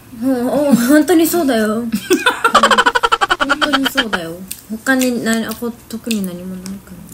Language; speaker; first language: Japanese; early bilingual, other home language; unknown